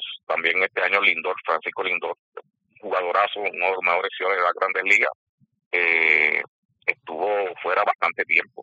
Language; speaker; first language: Spanish; native; Spanish